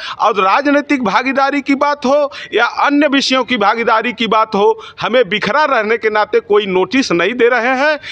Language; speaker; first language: Hindi; native; Hindi